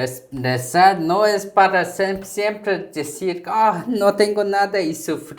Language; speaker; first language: Spanish; non-native, fluent; Korean